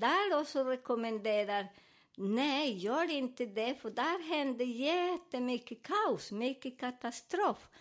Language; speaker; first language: Swedish; non-native, learner; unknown